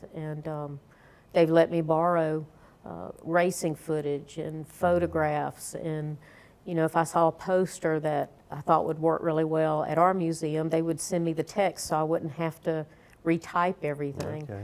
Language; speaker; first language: English; native; English